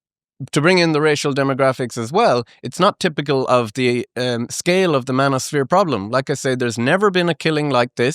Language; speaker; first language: English; native; English